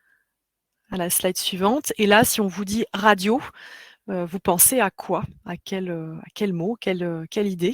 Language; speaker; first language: French; native; French